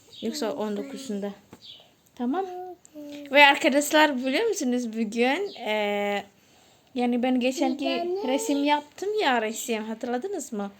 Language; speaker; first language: Turkish; non-native, fluent; Indonesian